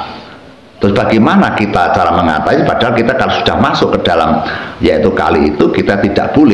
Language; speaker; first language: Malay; non-native, local second language; Javanese